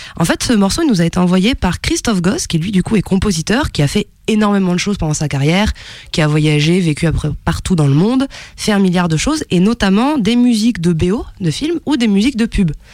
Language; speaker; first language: French; native; French